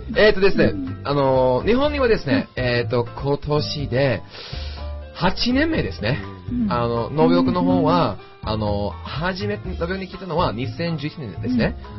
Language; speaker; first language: Japanese; non-native, fluent; English